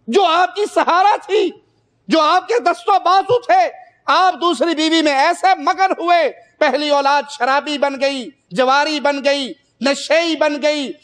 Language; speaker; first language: Urdu; non-native, local second language; Punjabi